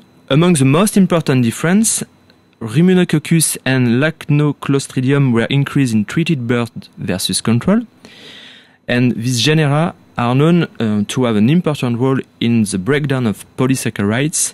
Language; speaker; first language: English; non-native, fluent; French